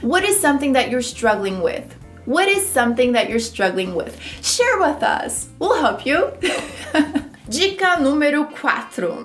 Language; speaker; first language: English; non-native, fluent; Portuguese